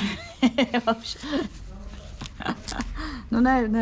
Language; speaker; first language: Russian; non-native, local second language; Latvian